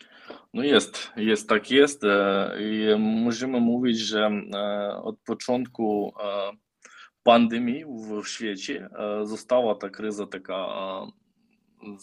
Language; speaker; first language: Polish; non-native, learner; Ukrainian